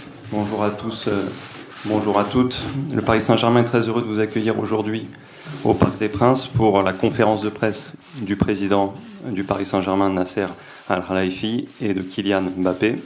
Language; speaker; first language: French; native; French